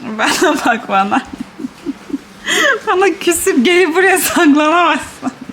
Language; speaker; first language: Turkish; native; Turkish